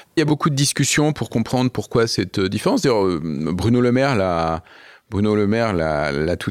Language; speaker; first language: French; native; French